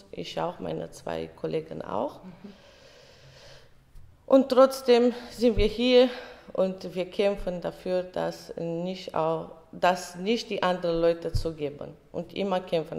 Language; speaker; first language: German; early bilingual, other home language; Romany